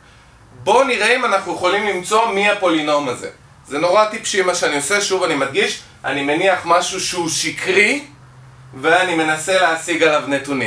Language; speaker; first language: Hebrew; native; Hebrew